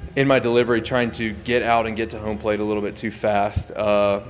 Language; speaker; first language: English; native; English